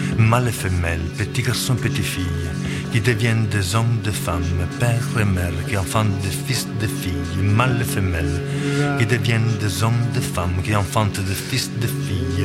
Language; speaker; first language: French; non-native, fluent; Italian